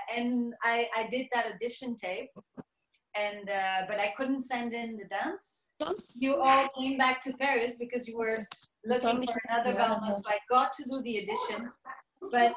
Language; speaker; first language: English; non-native, local second language; French